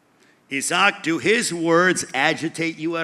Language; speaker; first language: English; native; English